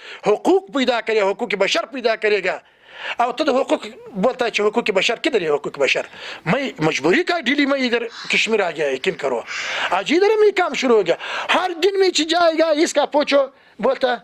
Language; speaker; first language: Hindi; non-native, learner; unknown